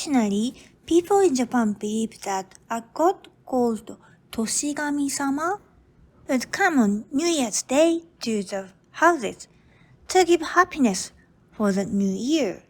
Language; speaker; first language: English; non-native, fluent; Japanese